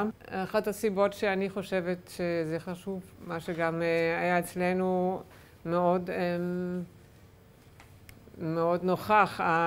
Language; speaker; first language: Hebrew; non-native, fluent; German